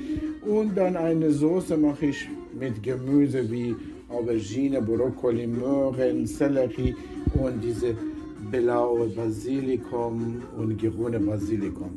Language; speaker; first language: German; non-native, learner; Persian